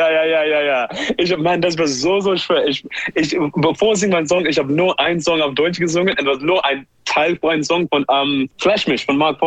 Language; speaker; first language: German; non-native, learner; English